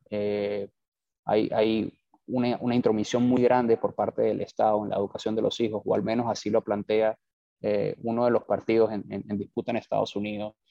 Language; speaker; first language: Spanish; native; Spanish